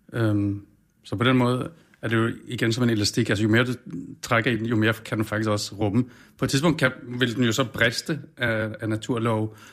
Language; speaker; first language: Danish; native; Danish